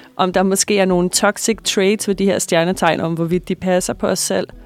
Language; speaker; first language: Danish; native; Danish